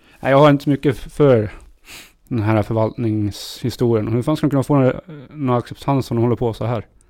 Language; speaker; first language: Swedish; native; Swedish